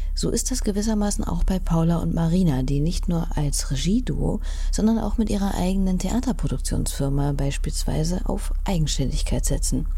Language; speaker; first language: German; native; German